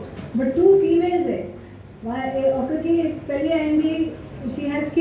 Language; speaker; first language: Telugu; non-native, learner; Hindi